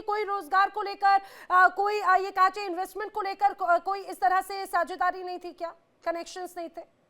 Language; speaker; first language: Hindi; native; Hindi